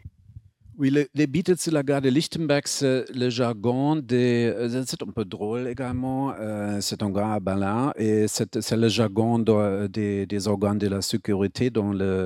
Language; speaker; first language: French; non-native, fluent; German